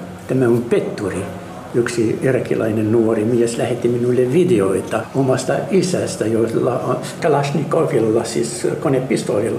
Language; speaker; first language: Finnish; non-native, fluent; Arabic